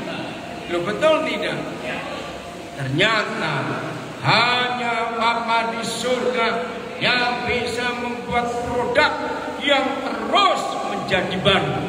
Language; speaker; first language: Indonesian; native; Indonesian